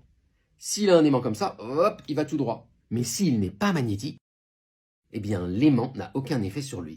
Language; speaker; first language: French; native; French